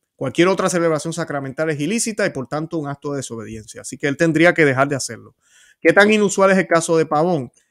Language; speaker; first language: Spanish; native; Spanish